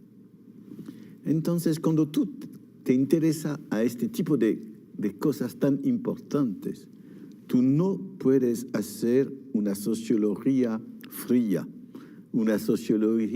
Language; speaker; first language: Spanish; non-native, fluent; French